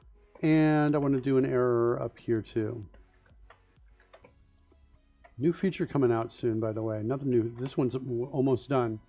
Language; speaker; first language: English; native; English